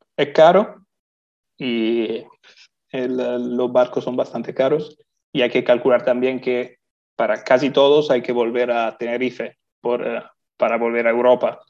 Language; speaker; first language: Spanish; non-native, fluent; Italian